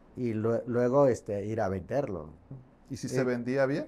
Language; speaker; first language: Spanish; non-native, fluent; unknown